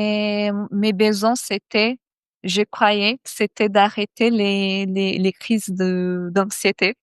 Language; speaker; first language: French; non-native, fluent; Portuguese